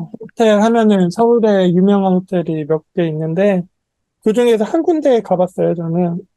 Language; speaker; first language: Korean; native; Korean